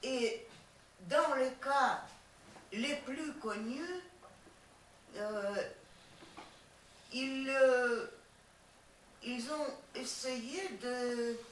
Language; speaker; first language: French; non-native, fluent; Russian